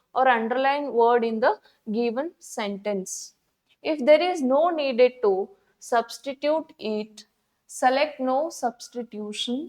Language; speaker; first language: English; non-native, local second language; Kannada